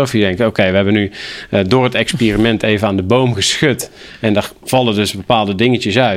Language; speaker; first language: Dutch; native; Dutch